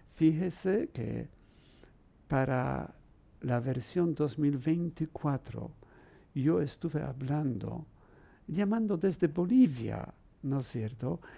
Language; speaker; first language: Spanish; non-native, fluent; Polish